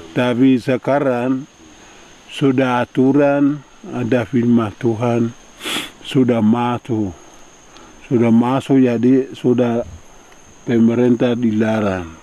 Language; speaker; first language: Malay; non-native, local second language; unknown